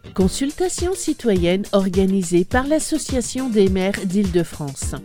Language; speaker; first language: French; native; French